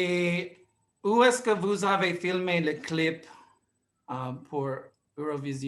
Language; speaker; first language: French; non-native, fluent; English